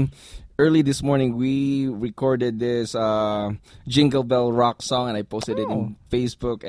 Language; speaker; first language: English; non-native, local second language; Filipino